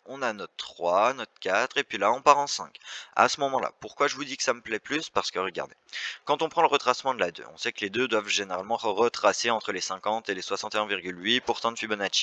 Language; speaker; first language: French; native; French